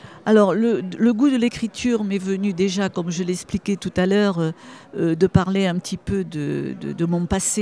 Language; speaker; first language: French; native; French